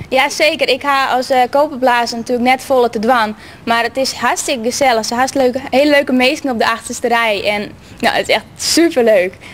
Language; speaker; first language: Dutch; non-native, local second language; Western Frisian